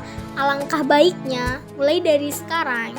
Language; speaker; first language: Indonesian; native; Indonesian